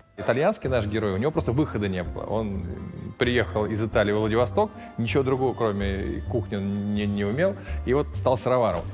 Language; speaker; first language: Russian; native; Russian